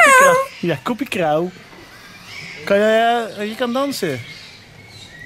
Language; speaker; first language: Dutch; native; Dutch